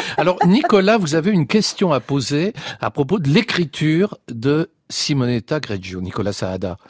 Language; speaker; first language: French; native; French